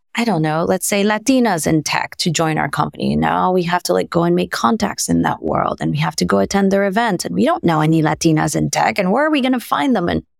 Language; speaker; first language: English; non-native, fluent; French